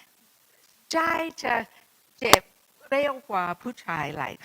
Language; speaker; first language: Thai; non-native, fluent; English